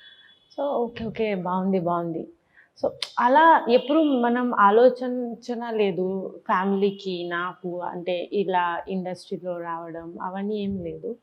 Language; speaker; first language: Telugu; non-native, learner; Bangla